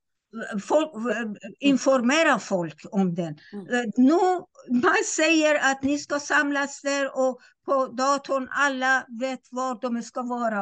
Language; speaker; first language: Swedish; non-native, fluent; Persian